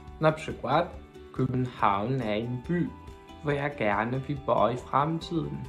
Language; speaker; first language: Danish; non-native, fluent; Polish